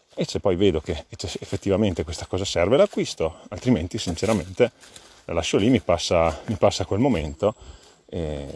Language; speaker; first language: Italian; native; Italian